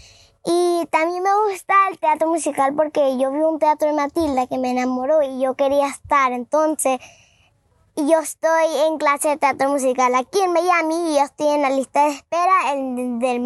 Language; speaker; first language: Spanish; early bilingual, heritage; Spanish